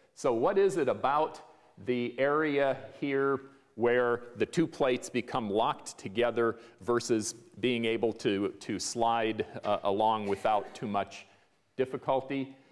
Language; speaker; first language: English; native; English